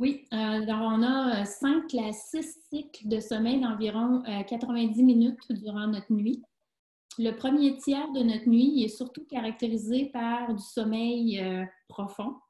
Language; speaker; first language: French; native; French